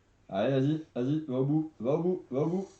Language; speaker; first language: French; native; French